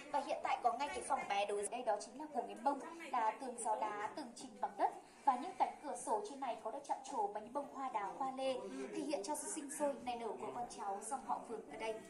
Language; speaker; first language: Vietnamese; non-native, local second language; Hmong